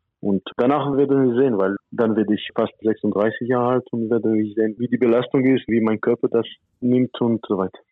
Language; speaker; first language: German; non-native, fluent; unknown